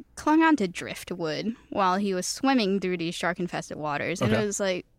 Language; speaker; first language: English; early bilingual, other home language; Cantonese